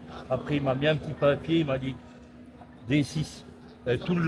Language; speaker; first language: French; native; French